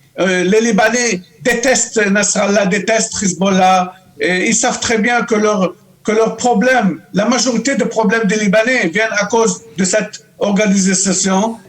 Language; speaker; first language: French; non-native, local second language; Arabic